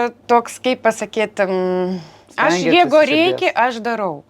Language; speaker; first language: Lithuanian; non-native, learner; Ukrainian